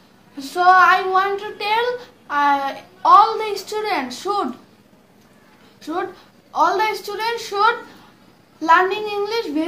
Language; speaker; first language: English; non-native, learner; Bangla